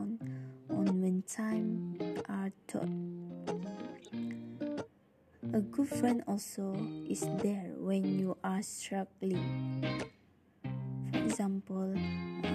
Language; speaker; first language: English; non-native, local second language; Malay